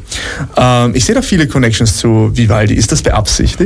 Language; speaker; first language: German; native; German